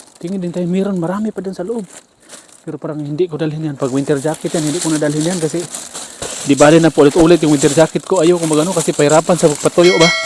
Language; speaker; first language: Filipino; non-native, local second language; Cebuano